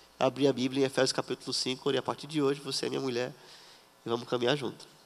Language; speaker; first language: Portuguese; native; Portuguese